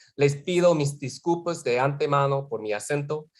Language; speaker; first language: Spanish; non-native, fluent; English